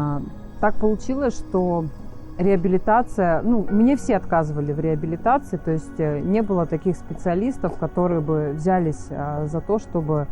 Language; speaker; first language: Russian; native; Russian